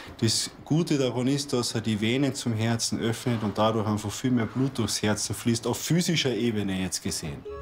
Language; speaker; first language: German; native; German